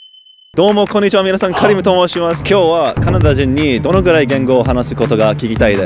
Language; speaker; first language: Japanese; non-native, learner; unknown